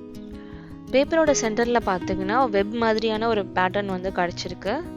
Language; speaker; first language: Tamil; native; Tamil